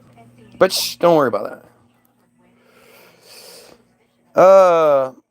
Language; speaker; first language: English; native; English